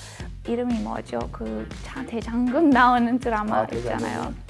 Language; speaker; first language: Korean; non-native, fluent; Persian